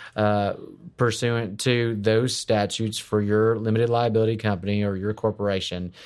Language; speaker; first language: English; native; English